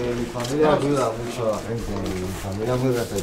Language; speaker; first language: Spanish; non-native, fluent; Arabic